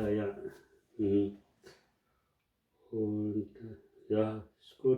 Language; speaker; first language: German; non-native, learner; Tamil